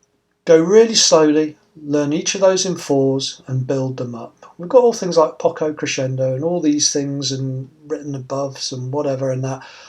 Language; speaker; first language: English; native; English